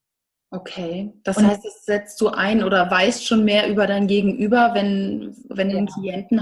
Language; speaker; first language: German; native; German